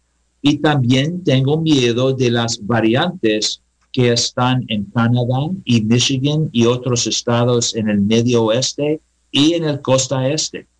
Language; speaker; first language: Spanish; non-native, learner; English